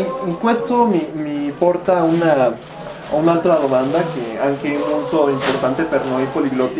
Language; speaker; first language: Italian; non-native, fluent; Spanish